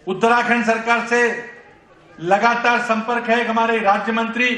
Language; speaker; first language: Hindi; non-native, local second language; Marathi